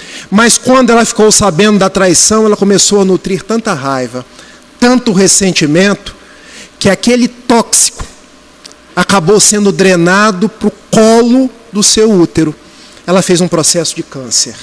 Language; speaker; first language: Portuguese; native; Portuguese